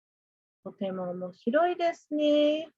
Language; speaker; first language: Japanese; non-native, fluent; English